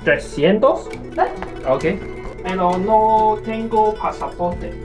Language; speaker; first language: Spanish; non-native, learner; Cantonese